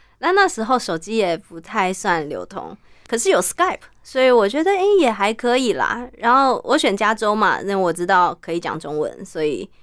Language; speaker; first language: Chinese; native; Chinese